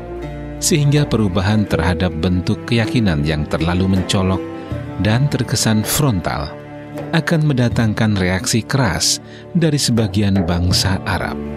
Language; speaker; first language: Indonesian; native; Indonesian